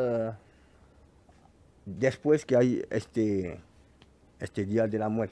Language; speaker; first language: Spanish; non-native, learner; French